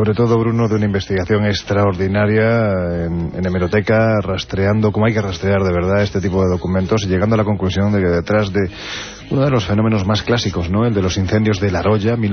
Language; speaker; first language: Spanish; native; Spanish